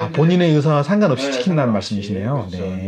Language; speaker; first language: Korean; native; Korean